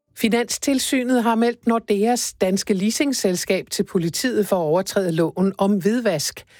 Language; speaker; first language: Danish; native; Danish